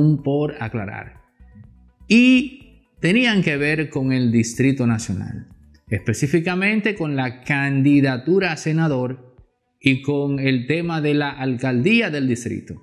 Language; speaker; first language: Spanish; native; Spanish